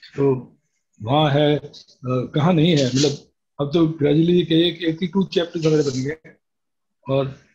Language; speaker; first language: Hindi; native; Hindi